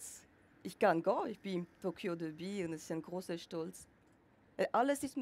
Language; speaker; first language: German; non-native, local second language; French